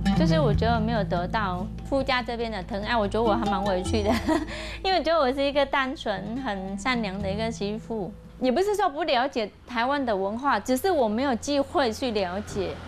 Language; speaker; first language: Chinese; non-native, fluent; Vietnamese